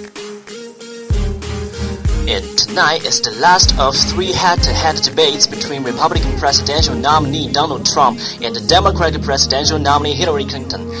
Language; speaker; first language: English; non-native, fluent; Chinese